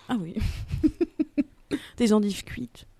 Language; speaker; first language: French; native; French